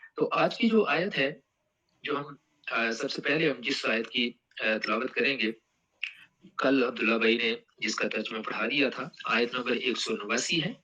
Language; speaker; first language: Urdu; non-native, local second language; Punjabi